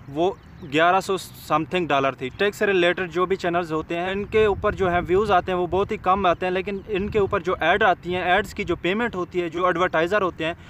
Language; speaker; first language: Urdu; native; Urdu